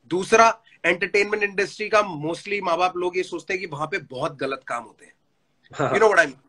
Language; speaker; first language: Hindi; native; Hindi